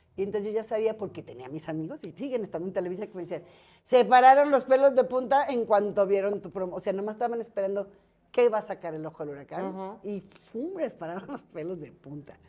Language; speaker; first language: Spanish; native; Spanish